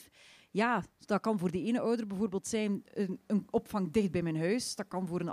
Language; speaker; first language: Dutch; native; Dutch